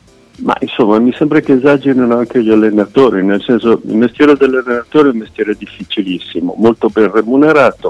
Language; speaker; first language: Italian; native; Italian